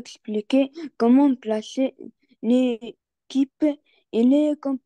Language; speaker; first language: French; non-native, learner; Arabic